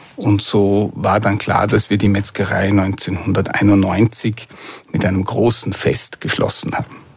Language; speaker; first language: German; native; German